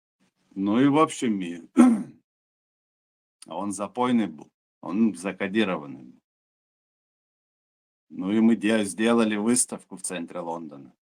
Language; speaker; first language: Russian; native; Russian